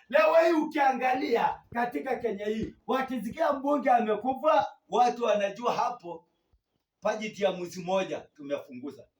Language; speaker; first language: Swahili; non-native, local second language; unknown